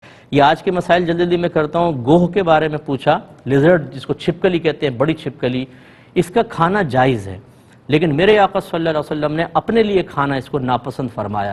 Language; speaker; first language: Urdu; native; Urdu